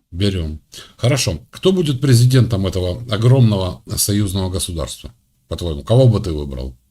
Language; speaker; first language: Russian; native; Russian